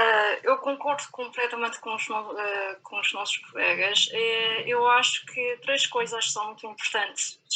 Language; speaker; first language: Portuguese; non-native, fluent; Chinese